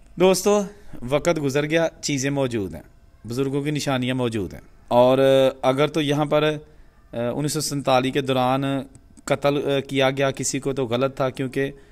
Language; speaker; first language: Urdu; non-native, local second language; Punjabi